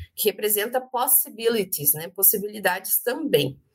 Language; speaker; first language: Portuguese; native; Portuguese